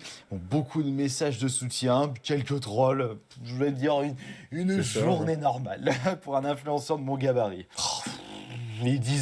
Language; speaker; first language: French; native; French